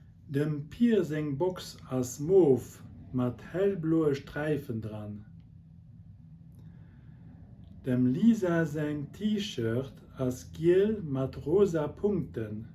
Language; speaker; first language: German; non-native, local second language; Luxembourgish